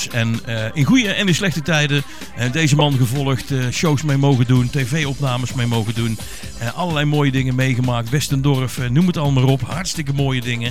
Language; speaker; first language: Dutch; native; Dutch